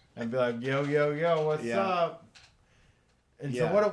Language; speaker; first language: English; native; English